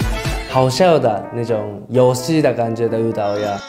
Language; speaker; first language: Chinese; non-native, learner; Japanese